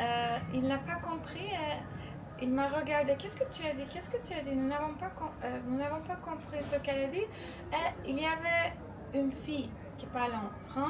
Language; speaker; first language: French; non-native, fluent; Turkish